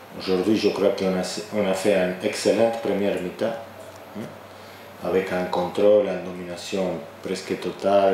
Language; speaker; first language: French; non-native, fluent; Spanish